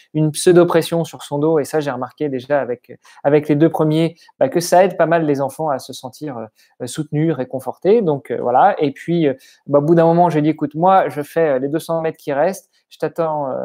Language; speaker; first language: French; native; French